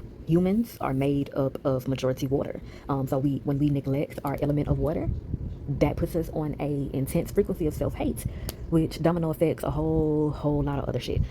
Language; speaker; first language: English; native; English